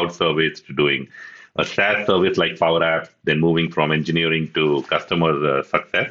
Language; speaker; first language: English; non-native, local second language; Hindi